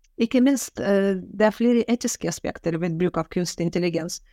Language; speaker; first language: Norwegian; non-native, fluent; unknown